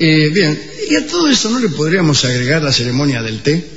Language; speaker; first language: Spanish; native; Spanish